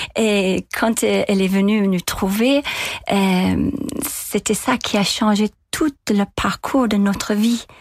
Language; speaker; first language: French; non-native, fluent; English